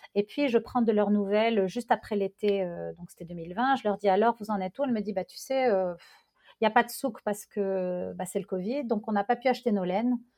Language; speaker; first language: French; non-native, local second language; Arabic